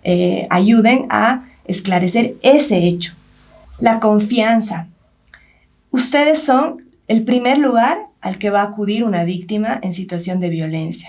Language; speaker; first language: Spanish; native; Spanish